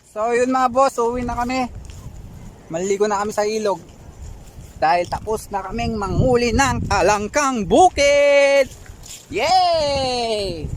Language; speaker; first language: Filipino; non-native, local second language; Pampanga